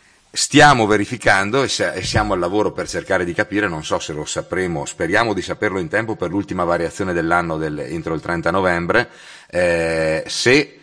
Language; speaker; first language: Italian; native; Italian